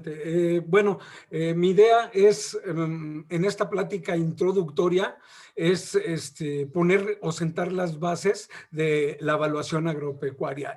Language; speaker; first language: Spanish; native; Spanish